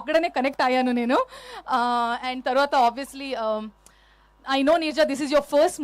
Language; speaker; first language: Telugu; non-native, learner; Kannada